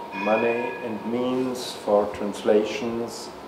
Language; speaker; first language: English; non-native, fluent; German